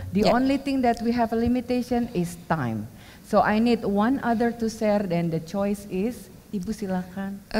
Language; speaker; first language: English; non-native, fluent; Indonesian